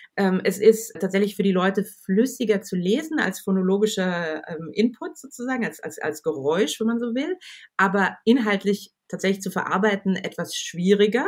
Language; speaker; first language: German; native; German